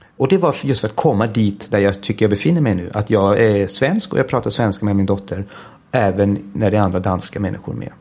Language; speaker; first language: Swedish; early bilingual, heritage; Swedish